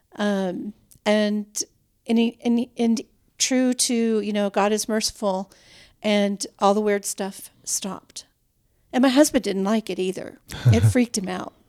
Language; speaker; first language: English; native; English